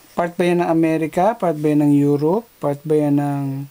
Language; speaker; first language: Filipino; native; Filipino